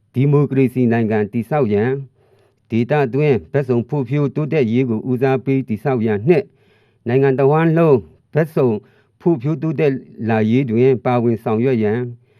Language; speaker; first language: Burmese; non-native, local second language; Mon